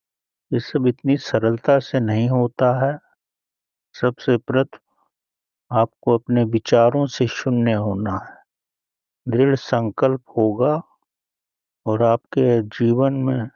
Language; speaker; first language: Hindi; native; Hindi